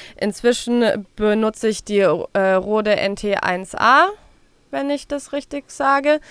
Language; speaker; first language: German; native; German